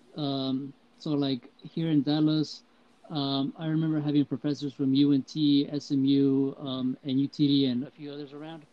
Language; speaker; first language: English; early bilingual, heritage; Spanish